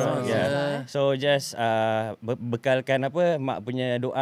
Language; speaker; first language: Malay; native; Malay